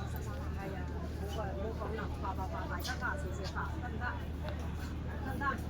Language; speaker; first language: Cantonese; native; Cantonese